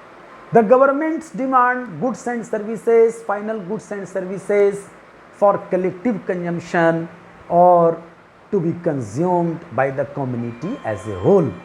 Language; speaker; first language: English; non-native, local second language; Hindi